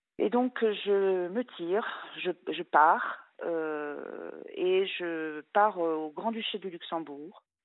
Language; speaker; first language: French; native; French